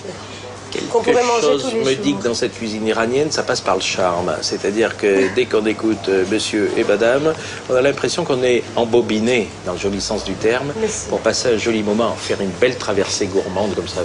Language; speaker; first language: French; native; French